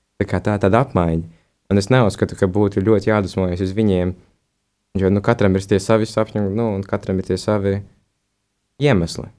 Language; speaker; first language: Latvian; native; Latvian